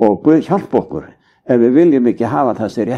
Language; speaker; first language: Icelandic; native; Icelandic